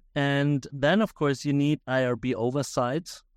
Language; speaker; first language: English; non-native, fluent; German